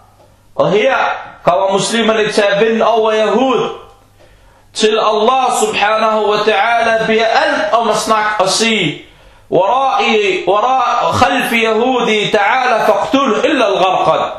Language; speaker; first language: Danish; non-native, fluent; Arabic